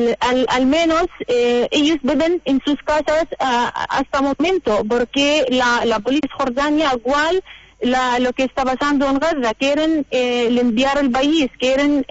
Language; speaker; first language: Spanish; non-native, learner; Arabic